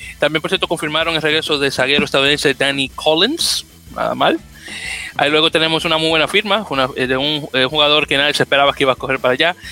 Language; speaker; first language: Spanish; native; Spanish